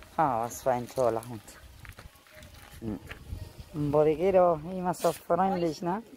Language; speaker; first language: German; non-native, fluent; Spanish